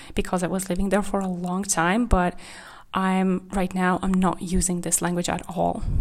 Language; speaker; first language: English; non-native, fluent; Kazakh